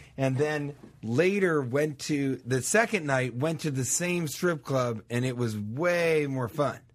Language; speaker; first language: English; native; English